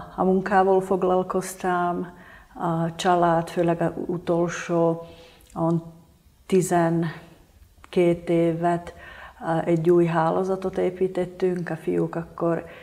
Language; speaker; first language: Hungarian; non-native, local second language; Slovak